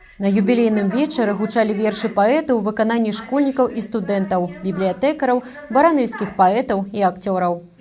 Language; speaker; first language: Belarusian; native; Belarusian